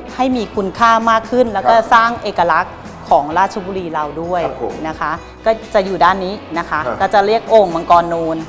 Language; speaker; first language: Thai; native; Thai